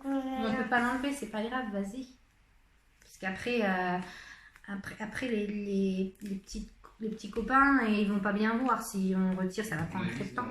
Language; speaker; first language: French; native; French